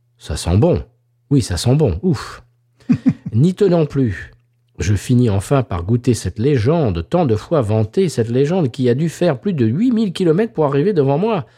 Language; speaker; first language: French; native; French